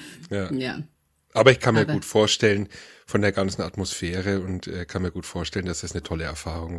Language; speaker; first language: German; native; German